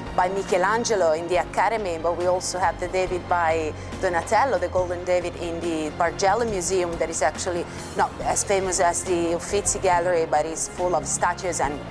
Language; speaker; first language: English; non-native, fluent; Italian